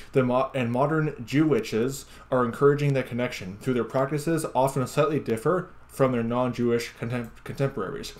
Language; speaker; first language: English; native; English